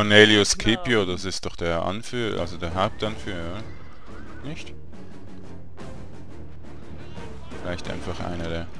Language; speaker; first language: German; native; German